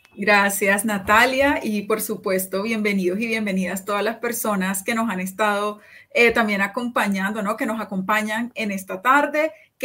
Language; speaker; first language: Spanish; native; Spanish